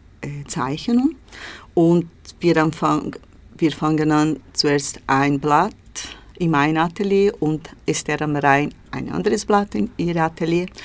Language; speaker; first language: German; non-native, learner; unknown